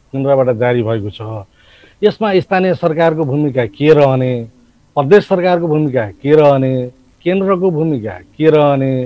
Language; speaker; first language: Nepali; native; Nepali